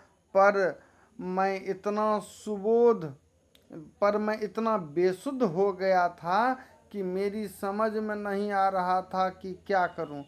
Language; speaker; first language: Hindi; native; Hindi